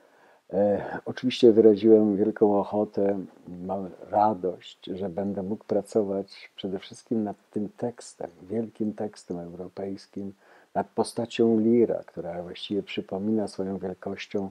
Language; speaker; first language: Polish; native; Polish